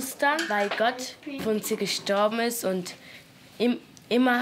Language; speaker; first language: German; non-native, local second language; Akan